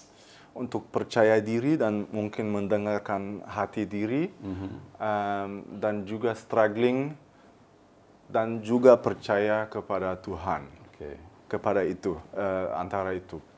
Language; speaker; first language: Indonesian; early bilingual, heritage; German